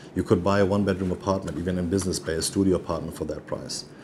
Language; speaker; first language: English; non-native, fluent; German